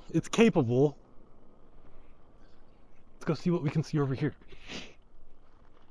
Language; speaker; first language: English; native; English